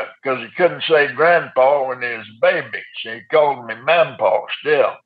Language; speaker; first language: English; native; English